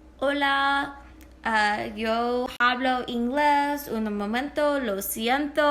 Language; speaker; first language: Spanish; non-native, learner; English